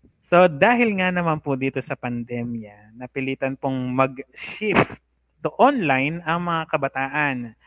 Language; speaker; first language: Filipino; native; Filipino